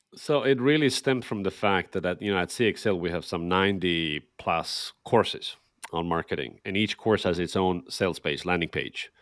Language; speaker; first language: English; non-native, fluent; Estonian